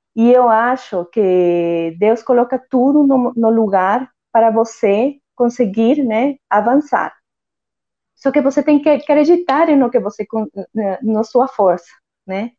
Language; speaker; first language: Portuguese; non-native, fluent; Spanish